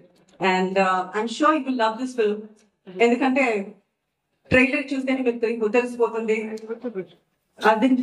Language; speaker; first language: Telugu; non-native, learner; Tamil